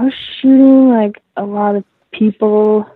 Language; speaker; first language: English; native; English